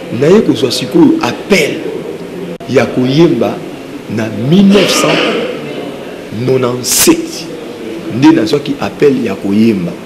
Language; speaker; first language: Lingala; native; Lingala